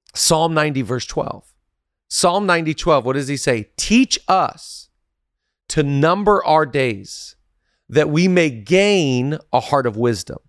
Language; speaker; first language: English; native; English